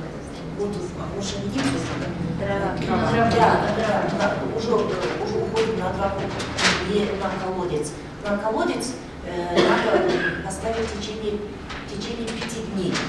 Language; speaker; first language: Russian; non-native, local second language; Kazakh